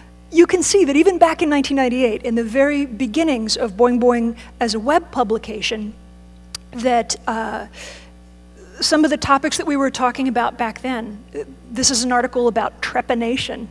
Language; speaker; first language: English; native; English